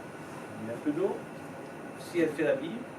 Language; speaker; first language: French; native; French